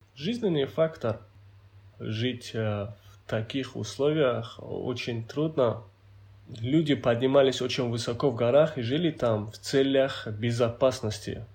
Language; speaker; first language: Russian; non-native, local second language; Avaric